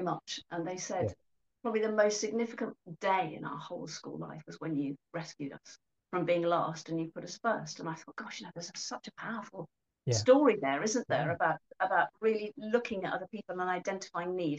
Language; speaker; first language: English; native; English